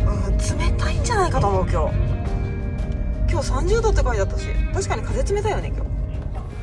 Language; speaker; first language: Japanese; native; Japanese